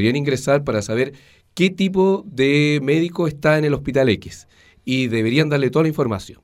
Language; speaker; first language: Spanish; native; Spanish